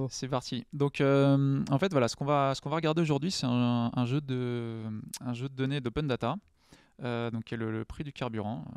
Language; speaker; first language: French; native; French